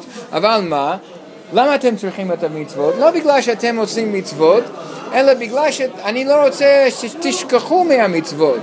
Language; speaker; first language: Hebrew; non-native, fluent; English